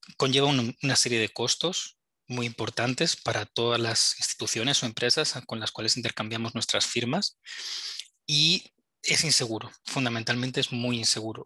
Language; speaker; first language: Spanish; native; Spanish